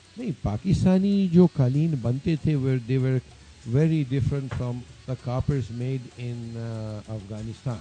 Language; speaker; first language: Urdu; native; Urdu